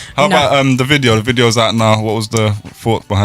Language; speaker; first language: English; native; English